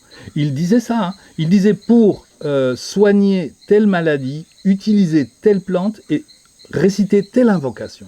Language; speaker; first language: French; native; French